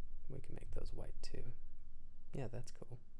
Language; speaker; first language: English; native; English